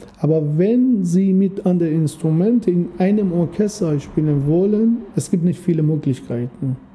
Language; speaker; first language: German; non-native, fluent; Persian